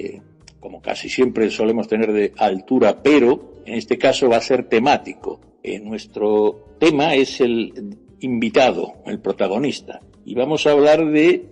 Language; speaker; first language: Spanish; native; Spanish